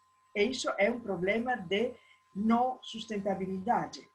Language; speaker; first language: Portuguese; non-native, learner; Italian